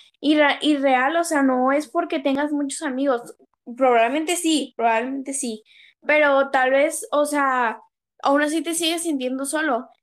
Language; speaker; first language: Spanish; native; Spanish